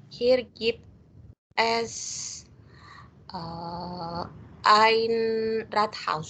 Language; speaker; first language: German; non-native, learner; Indonesian